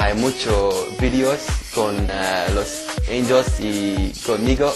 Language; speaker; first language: Spanish; non-native, learner; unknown